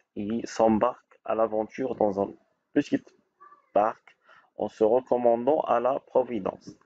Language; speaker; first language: French; non-native, local second language; Arabic